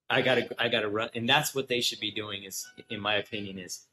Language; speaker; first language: English; native; English